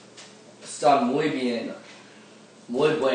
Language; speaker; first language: Spanish; non-native, learner; English